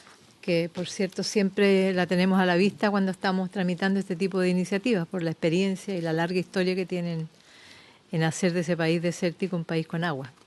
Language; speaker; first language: Spanish; native; Spanish